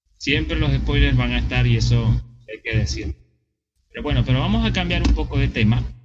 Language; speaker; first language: Spanish; native; Spanish